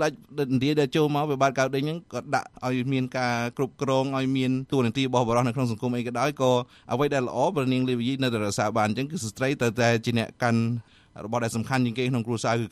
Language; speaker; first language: Khmer; native; Khmer